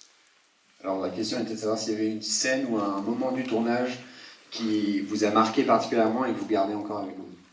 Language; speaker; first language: French; native; French